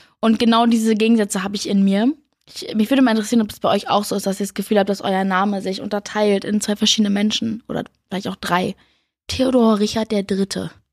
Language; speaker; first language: German; native; German